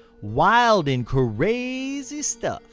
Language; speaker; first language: English; native; English